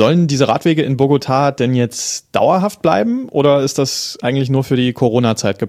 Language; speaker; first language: German; native; German